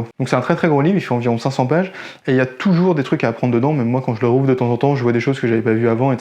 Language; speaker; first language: French; native; French